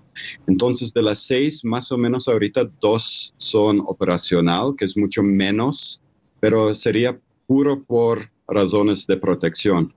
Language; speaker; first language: Spanish; non-native, fluent; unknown